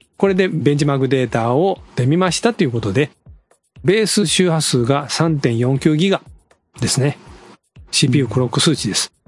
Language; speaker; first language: Japanese; native; Japanese